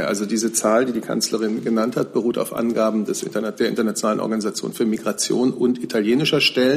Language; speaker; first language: German; native; German